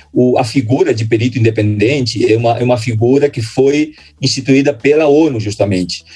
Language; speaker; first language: Portuguese; non-native, fluent; Spanish